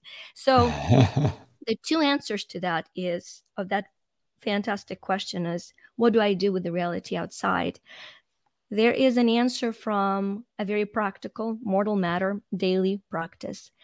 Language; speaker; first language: English; non-native, fluent; Ukrainian